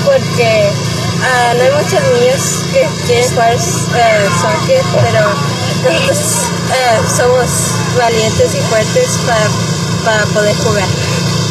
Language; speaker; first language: Spanish; early bilingual, heritage; Spanish